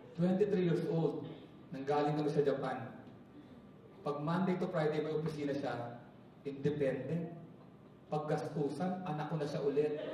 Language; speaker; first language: Filipino; native; Filipino